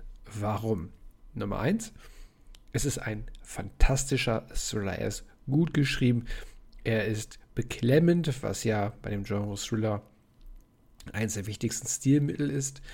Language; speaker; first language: German; native; German